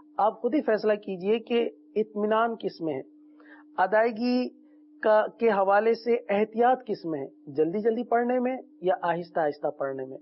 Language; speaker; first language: Urdu; native; Urdu